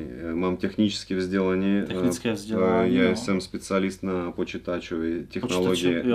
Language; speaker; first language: Czech; non-native, learner; Russian